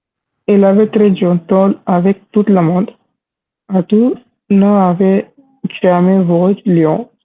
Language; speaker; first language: French; non-native, learner; Hindi